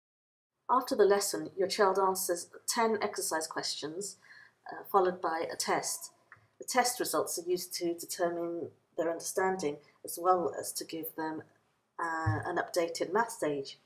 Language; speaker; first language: English; native; English